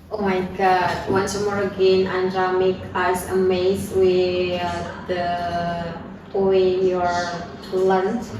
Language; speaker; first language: English; non-native, learner; Indonesian